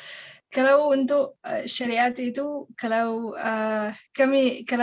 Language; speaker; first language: Indonesian; non-native, learner; Arabic